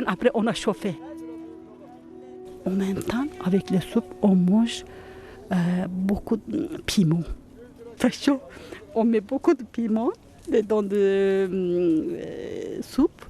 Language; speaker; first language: French; non-native, learner; Turkish